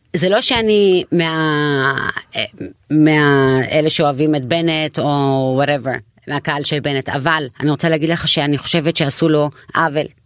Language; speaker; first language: Hebrew; non-native, local second language; Arabic